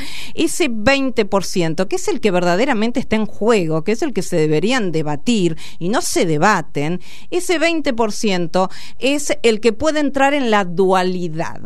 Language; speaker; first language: Spanish; native; Spanish